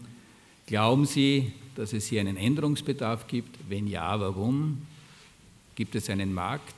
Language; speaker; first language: German; native; German